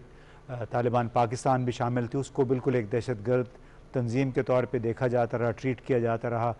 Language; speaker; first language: Urdu; native; Urdu